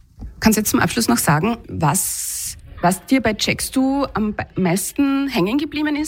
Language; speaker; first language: German; native; German